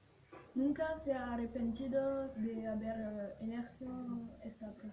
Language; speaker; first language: Spanish; non-native, learner; French